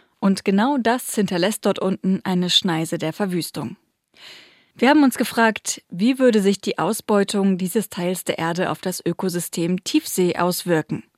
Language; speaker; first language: German; native; German